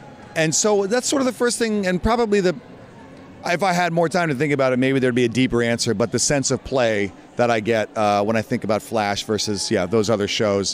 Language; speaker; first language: English; native; English